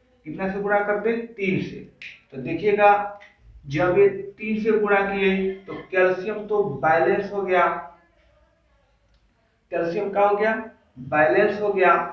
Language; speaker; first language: Hindi; native; Hindi